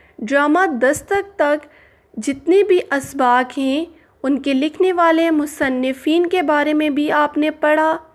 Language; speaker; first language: Urdu; non-native, local second language; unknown